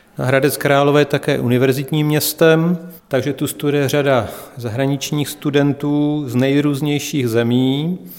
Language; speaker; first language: Czech; native; Czech